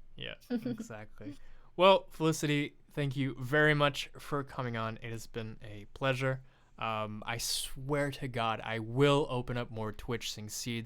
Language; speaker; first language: English; non-native, fluent; French